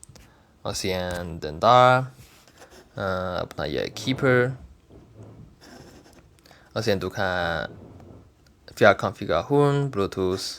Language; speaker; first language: Swedish; non-native, learner; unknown